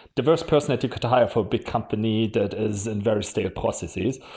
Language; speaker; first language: English; non-native, fluent; German